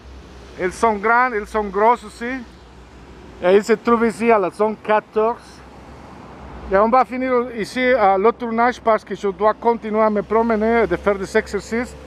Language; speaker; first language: French; non-native, fluent; Spanish